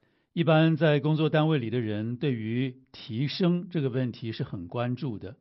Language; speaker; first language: Chinese; native; Chinese